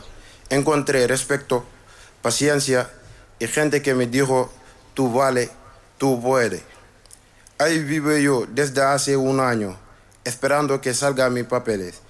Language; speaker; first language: Spanish; non-native, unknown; Wolof